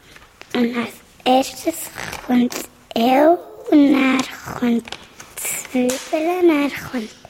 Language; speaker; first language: German; non-native, local second language; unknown